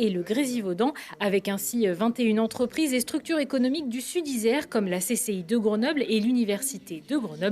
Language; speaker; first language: French; native; French